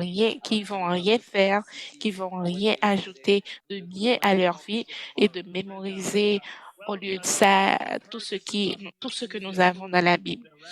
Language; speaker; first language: French; non-native, fluent; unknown